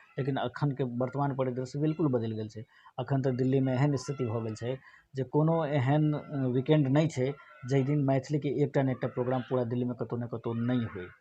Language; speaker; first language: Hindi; non-native, local second language; Maithili